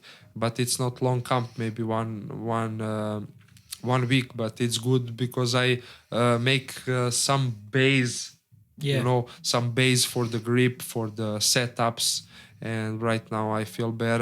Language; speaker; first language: English; non-native, learner; Serbian